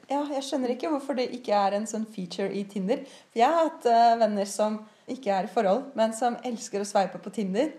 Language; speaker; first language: Norwegian; native; Norwegian